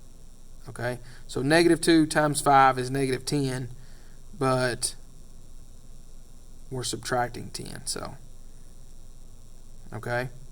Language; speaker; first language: English; native; English